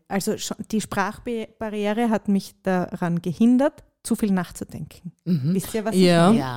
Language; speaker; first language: German; native; German